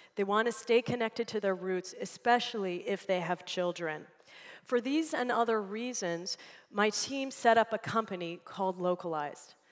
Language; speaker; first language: English; native; English